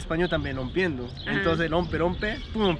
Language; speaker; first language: Spanish; non-native, learner; Japanese